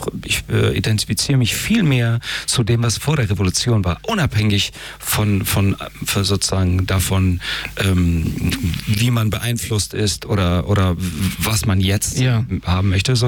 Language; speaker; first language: German; early bilingual, other home language; Persian